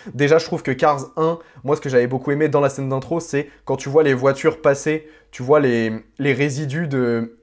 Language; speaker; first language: French; native; French